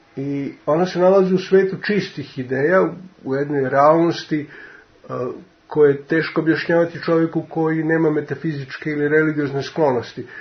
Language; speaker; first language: Serbian; native; Serbian